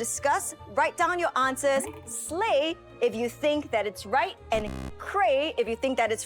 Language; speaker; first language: English; native; English